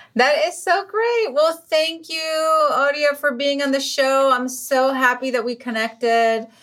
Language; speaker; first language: English; non-native, fluent; Spanish